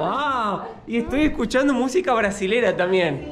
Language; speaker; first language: Spanish; native; Spanish